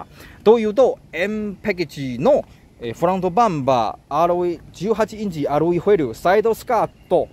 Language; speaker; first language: Japanese; non-native, learner; Chinese